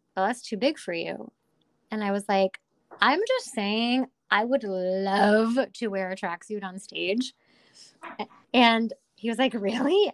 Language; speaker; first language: English; native; English